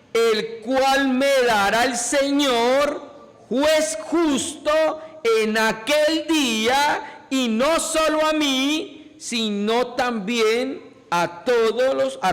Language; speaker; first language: Spanish; native; Spanish